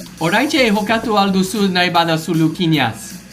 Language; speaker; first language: Basque; non-native, learner; English